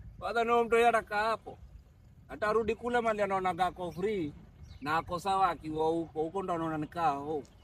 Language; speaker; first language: Swahili; native; Swahili